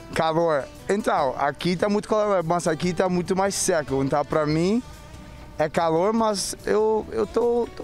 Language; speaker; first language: Portuguese; non-native, fluent; English